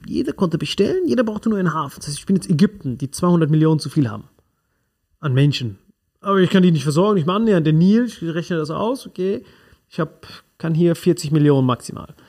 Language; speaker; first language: German; non-native, fluent; Spanish